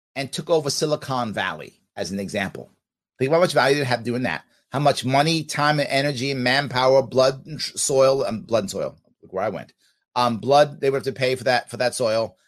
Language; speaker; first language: English; native; English